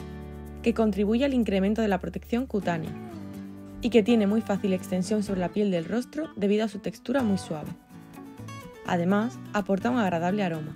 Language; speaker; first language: Spanish; native; Spanish